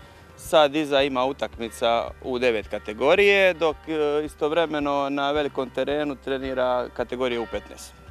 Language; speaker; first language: Croatian; native; Croatian